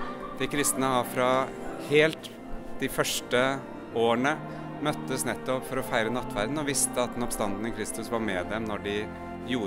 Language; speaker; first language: Norwegian; native; Norwegian